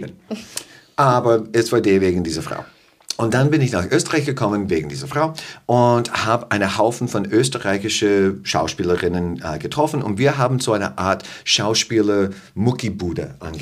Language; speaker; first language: German; non-native, fluent; English